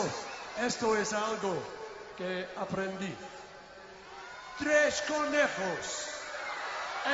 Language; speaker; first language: Spanish; non-native, learner; English